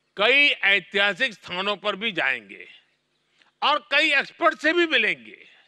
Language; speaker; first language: Hindi; non-native, local second language; Gujarati